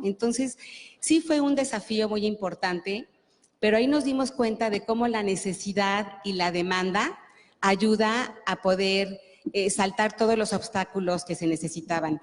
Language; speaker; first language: Spanish; native; Spanish